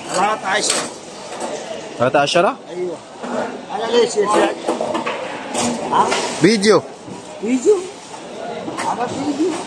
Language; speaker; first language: Arabic; non-native, learner; Filipino